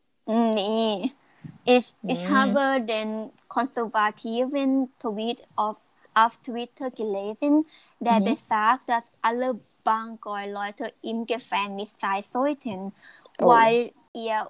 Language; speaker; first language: German; non-native, learner; Thai